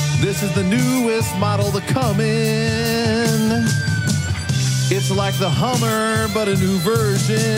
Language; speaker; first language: English; native; English